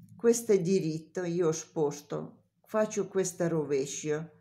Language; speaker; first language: Italian; non-native, learner; Russian